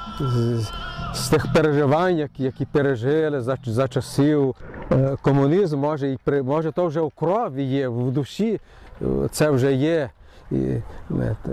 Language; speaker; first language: Ukrainian; early bilingual, heritage; Ukrainian